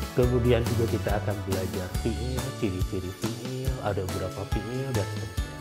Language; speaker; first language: Indonesian; non-native, local second language; Sundanese